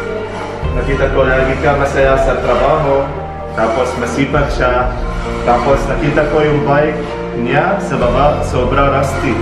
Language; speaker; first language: Filipino; non-native, learner; Arabic